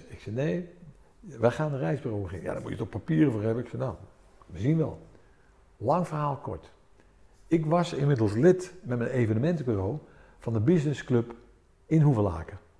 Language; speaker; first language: Dutch; early bilingual, other home language; Armenian